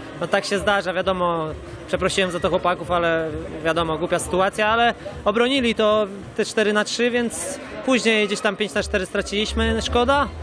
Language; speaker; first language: Polish; native; Polish